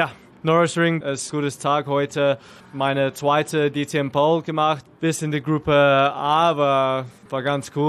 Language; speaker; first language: German; non-native, learner; English